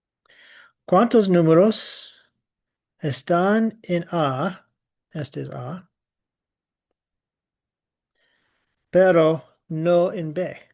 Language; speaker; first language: Spanish; non-native, fluent; English